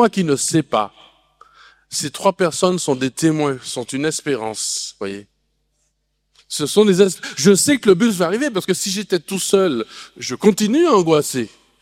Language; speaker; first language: French; native; French